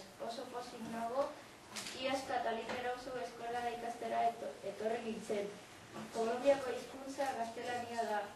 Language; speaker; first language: Basque; non-native, learner; Spanish